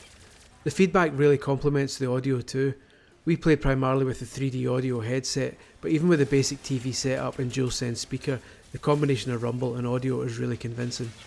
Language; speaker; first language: English; native; English